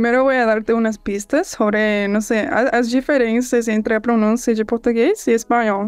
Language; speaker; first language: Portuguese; non-native, fluent; English